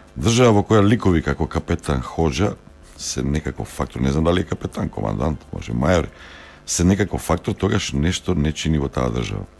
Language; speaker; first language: Macedonian; native; Macedonian